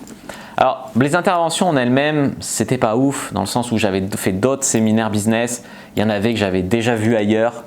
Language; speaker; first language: French; native; French